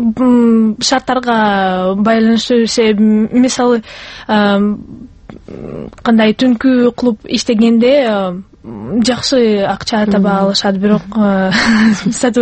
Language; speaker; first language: Kyrgyz; non-native, local second language; Russian